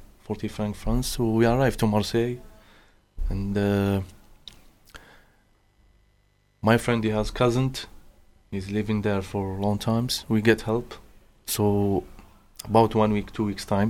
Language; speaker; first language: English; non-native, learner; Arabic